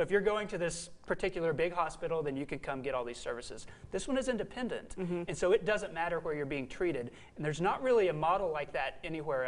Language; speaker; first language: English; native; English